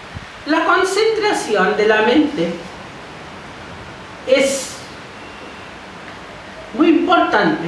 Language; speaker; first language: Spanish; non-native, fluent; Bangla